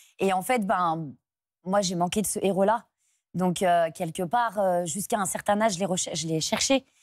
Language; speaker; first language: French; native; French